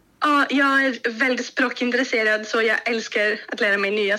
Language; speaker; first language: Swedish; non-native, fluent; Greek